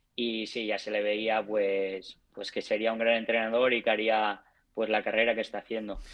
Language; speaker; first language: Spanish; native; Spanish